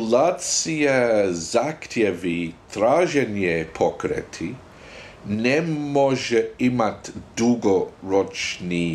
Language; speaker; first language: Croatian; non-native, fluent; English